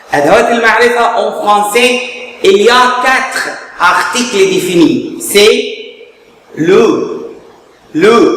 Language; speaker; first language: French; non-native, fluent; Arabic